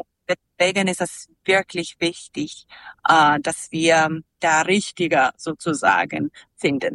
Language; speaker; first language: German; non-native, fluent; Serbian